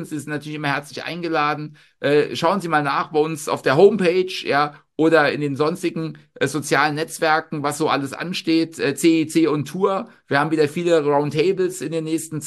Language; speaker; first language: German; native; German